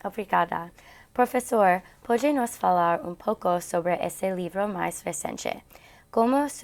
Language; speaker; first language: Portuguese; non-native, learner; English